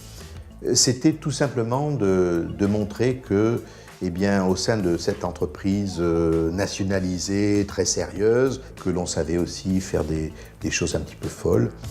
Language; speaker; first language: French; native; French